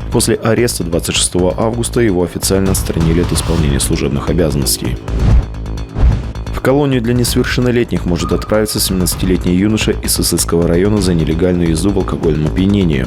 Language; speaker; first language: Russian; native; Russian